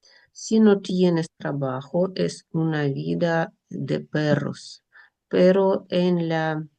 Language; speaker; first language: Spanish; non-native, learner; Russian